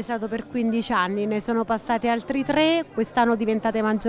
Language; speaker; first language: Italian; native; Italian